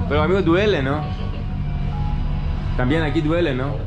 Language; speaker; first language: Spanish; non-native, learner; Greek